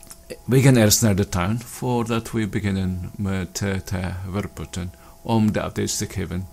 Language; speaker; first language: Dutch; non-native, learner; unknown